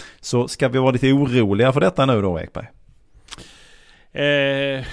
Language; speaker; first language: Swedish; native; Swedish